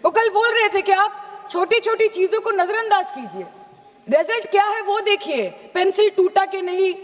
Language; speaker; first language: Hindi; non-native, local second language; Bangla